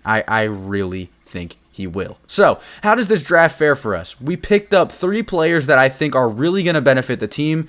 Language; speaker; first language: English; native; English